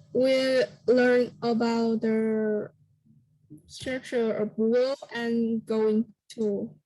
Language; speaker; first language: English; non-native, learner; Vietnamese